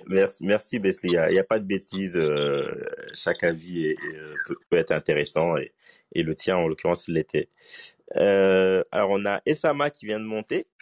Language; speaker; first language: French; native; French